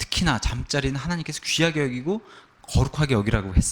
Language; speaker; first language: Korean; native; Korean